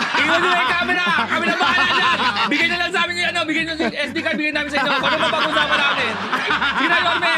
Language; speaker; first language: Filipino; native; Filipino